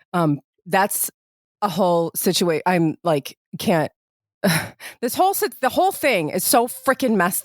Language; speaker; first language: English; native; English